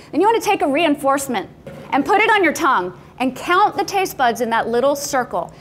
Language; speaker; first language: English; native; English